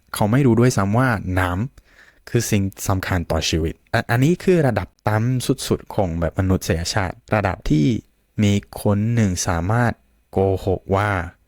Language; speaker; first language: Thai; native; Thai